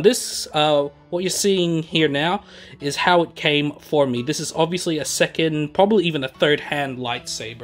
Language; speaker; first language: English; native; English